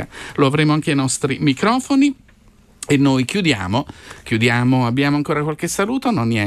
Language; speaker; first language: Italian; native; Italian